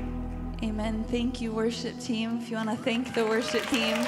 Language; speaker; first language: English; native; English